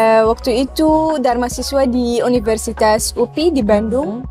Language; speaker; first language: Indonesian; non-native, learner; Arabic